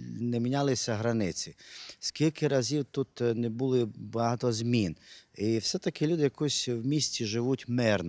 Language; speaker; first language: Ukrainian; non-native, local second language; Hungarian